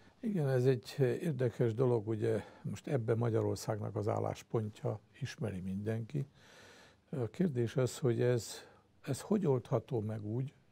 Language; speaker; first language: Hungarian; native; Hungarian